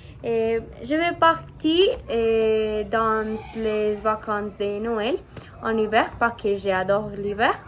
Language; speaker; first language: French; non-native, learner; Spanish